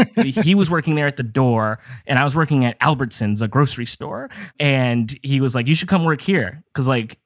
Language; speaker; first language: English; native; English